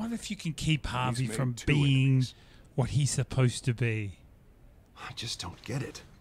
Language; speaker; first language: English; native; English